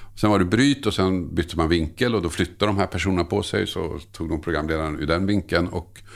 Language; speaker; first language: Swedish; native; Swedish